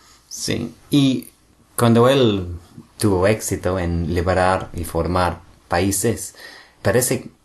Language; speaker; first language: Spanish; non-native, fluent; English